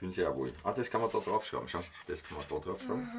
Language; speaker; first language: German; native; German